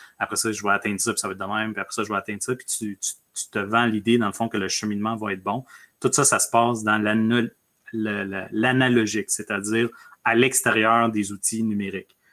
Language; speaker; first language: French; early bilingual, other home language; Spanish